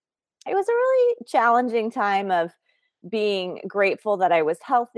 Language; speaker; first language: English; native; English